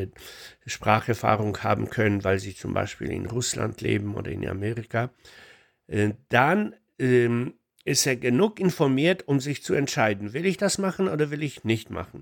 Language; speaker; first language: German; non-native, fluent; Polish